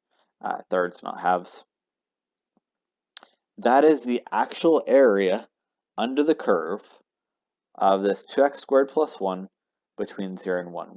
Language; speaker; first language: English; native; English